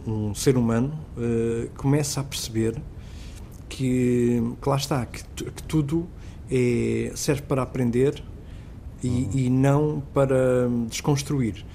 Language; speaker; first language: Portuguese; native; Portuguese